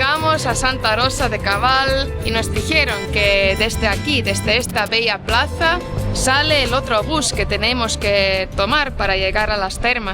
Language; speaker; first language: Spanish; non-native, fluent; Portuguese